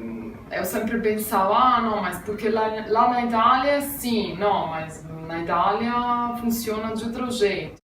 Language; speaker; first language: Portuguese; non-native, fluent; Italian